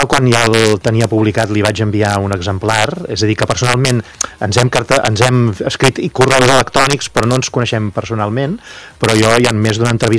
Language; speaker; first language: Catalan; native; Catalan